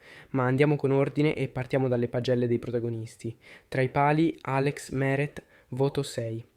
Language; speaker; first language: Italian; native; Italian